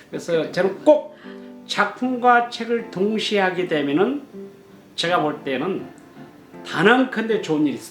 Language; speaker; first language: Korean; native; Korean